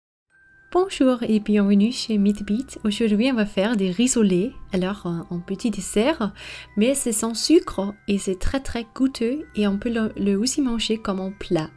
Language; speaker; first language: French; non-native, fluent; Danish